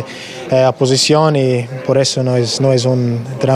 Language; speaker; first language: Spanish; non-native, learner; English